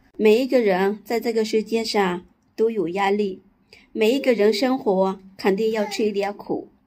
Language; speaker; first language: Chinese; non-native, fluent; Lao